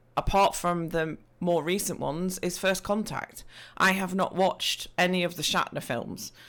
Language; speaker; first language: English; native; English